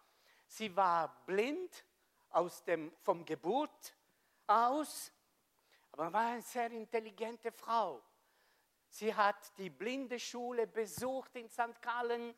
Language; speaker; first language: German; non-native, fluent; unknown